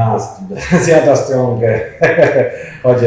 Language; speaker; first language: Hindi; non-native, fluent; Polish